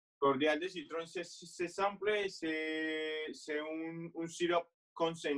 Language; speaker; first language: French; non-native, fluent; Spanish